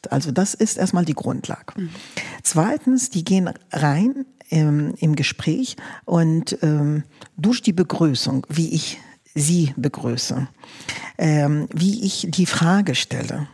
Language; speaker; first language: German; non-native, fluent; Arabic